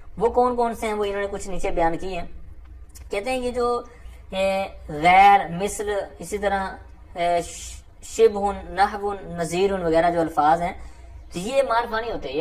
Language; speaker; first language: Urdu; non-native, local second language; Punjabi